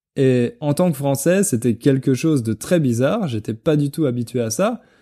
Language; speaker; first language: French; native; French